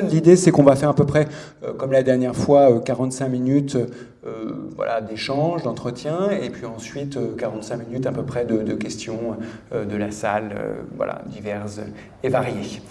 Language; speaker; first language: French; native; French